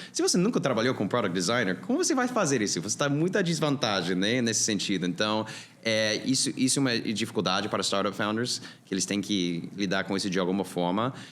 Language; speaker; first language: Portuguese; non-native, fluent; English